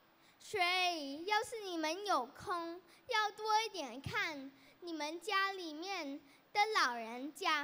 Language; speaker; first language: Chinese; early bilingual, heritage; Chinese